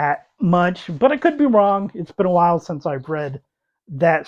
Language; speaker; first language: English; native; English